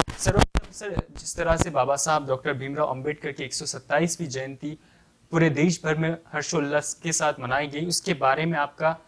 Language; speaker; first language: Hindi; non-native, local second language; Marathi